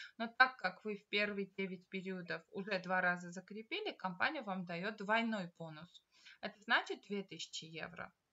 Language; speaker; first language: Russian; non-native, local second language; Armenian